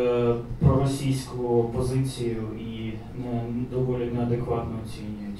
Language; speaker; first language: Ukrainian; native; Ukrainian